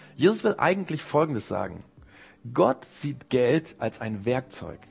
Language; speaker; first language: German; early bilingual, other home language; Japanese